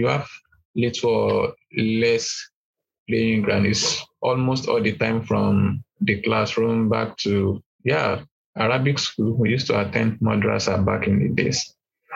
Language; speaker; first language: English; non-native, local second language; Yoruba